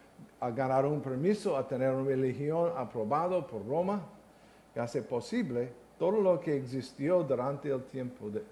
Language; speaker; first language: Spanish; non-native, learner; English